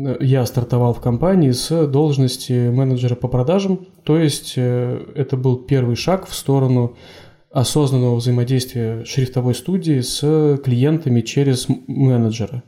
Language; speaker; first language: Russian; native; Russian